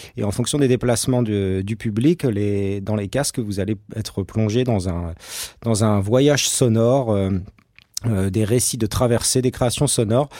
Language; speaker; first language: French; native; French